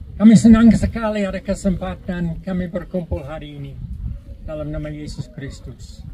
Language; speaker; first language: Indonesian; non-native, fluent; English